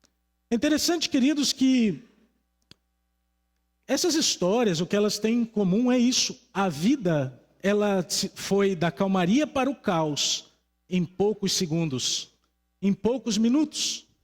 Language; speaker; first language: Portuguese; native; Portuguese